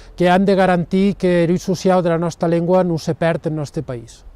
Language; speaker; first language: Catalan; non-native, local second language; Occitan